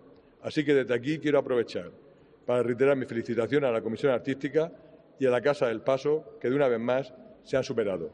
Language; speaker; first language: Spanish; native; Spanish